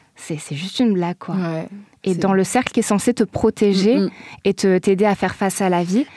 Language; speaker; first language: French; native; French